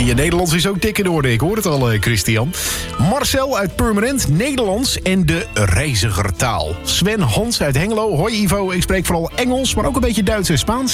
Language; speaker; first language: Dutch; native; Dutch